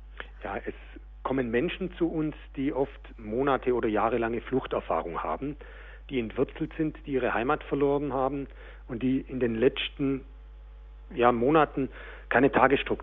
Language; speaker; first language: German; native; German